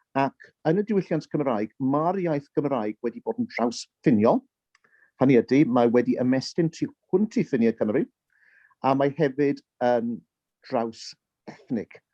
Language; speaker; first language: Welsh; early bilingual, heritage; Welsh